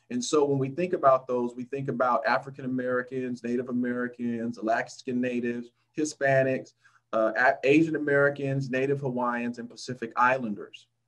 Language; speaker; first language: English; native; English